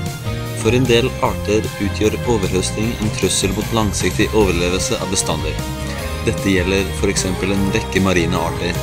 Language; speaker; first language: Norwegian; native; Norwegian